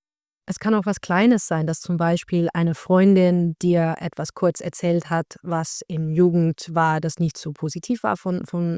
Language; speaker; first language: German; non-native, fluent; Dutch